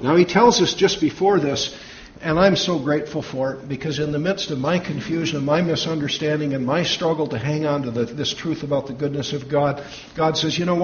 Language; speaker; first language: English; native; English